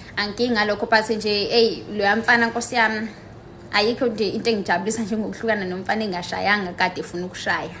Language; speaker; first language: Zulu; native; Zulu